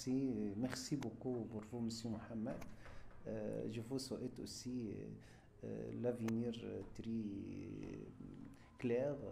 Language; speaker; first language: French; non-native, fluent; Arabic